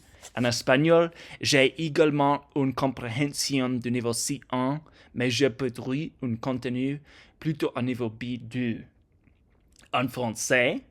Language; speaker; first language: French; non-native, learner; English